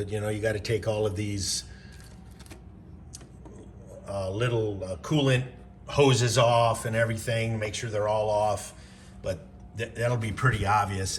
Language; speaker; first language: English; native; English